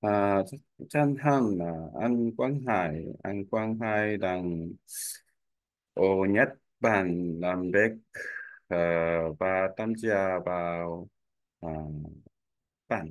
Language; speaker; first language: Vietnamese; non-native, learner; Korean